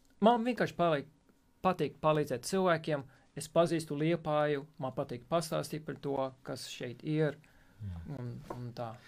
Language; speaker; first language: Latvian; non-native, fluent; English